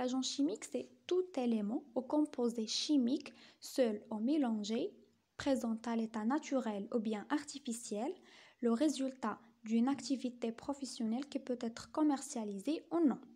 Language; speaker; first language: French; non-native, local second language; Arabic